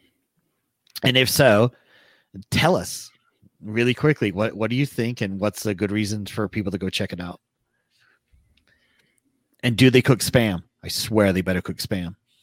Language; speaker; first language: English; native; English